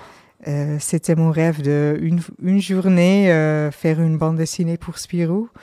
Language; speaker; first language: French; non-native, learner; Dutch